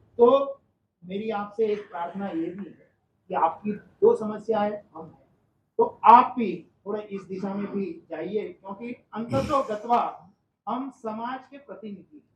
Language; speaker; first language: Hindi; non-native, local second language; Gujarati